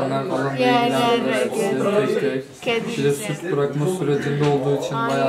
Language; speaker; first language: Turkish; native; Turkish